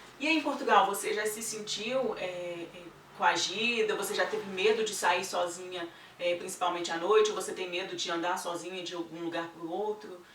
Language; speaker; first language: Portuguese; native; Portuguese